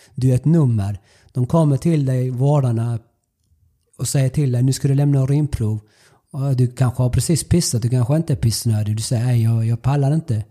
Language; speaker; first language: Swedish; early bilingual, other home language; Spanish